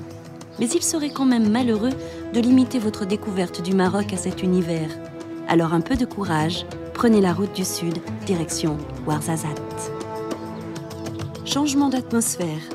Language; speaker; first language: French; native; French